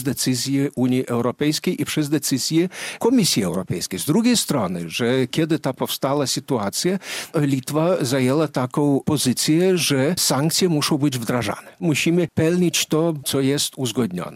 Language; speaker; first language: Polish; non-native, fluent; Lithuanian